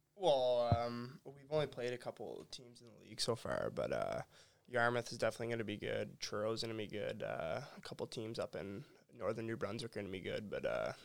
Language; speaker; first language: English; native; English